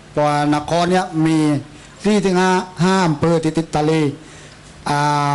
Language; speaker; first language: Thai; native; Thai